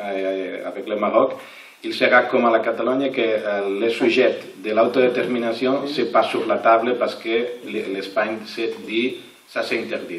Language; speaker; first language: French; non-native, learner; Catalan